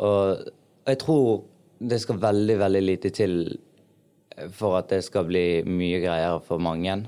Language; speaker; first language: Norwegian; early bilingual, other home language; Arabic